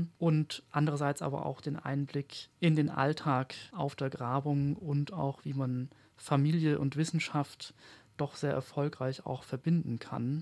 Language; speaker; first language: German; native; German